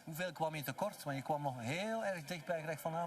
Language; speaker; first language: Dutch; native; Dutch